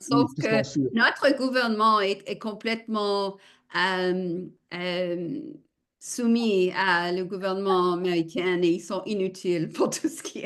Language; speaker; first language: French; non-native, fluent; English